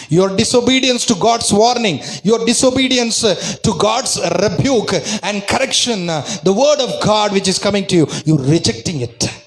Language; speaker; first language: English; non-native, local second language; Telugu